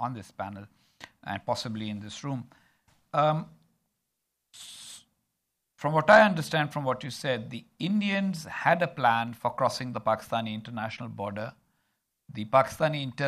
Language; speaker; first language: English; non-native, local second language; Urdu